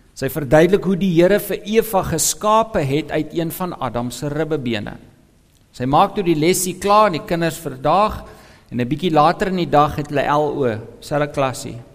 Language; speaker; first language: Afrikaans; non-native, local second language; English